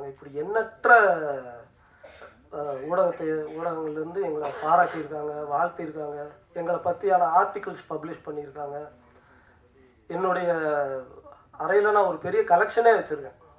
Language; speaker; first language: Tamil; native; Tamil